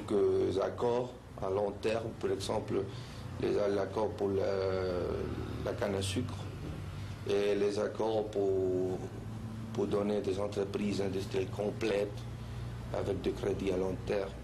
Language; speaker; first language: French; non-native, fluent; Spanish